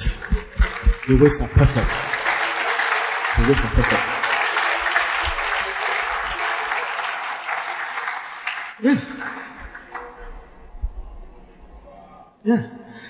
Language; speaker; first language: English; non-native, local second language; Akan